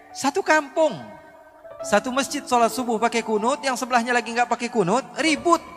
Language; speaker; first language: Indonesian; native; Indonesian